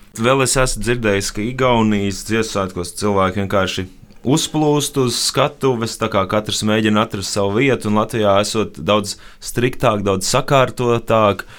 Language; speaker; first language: Latvian; native; Latvian